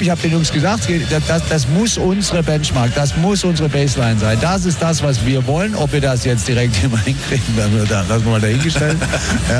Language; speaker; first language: German; native; German